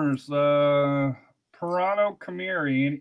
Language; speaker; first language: English; native; English